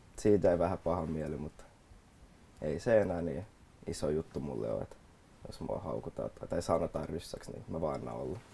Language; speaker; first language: Finnish; early bilingual, other home language; Russian